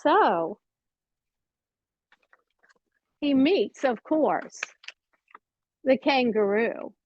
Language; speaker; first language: English; native; English